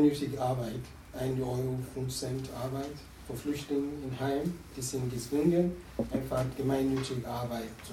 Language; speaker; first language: German; non-native, learner; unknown